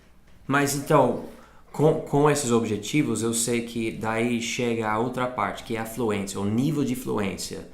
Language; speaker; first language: Portuguese; non-native, fluent; English